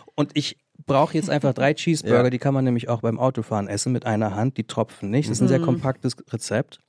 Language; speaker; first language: German; native; German